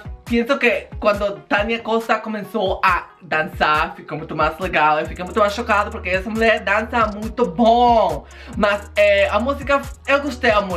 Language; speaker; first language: Portuguese; non-native, learner; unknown